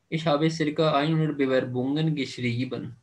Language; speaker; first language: German; non-native, fluent; Urdu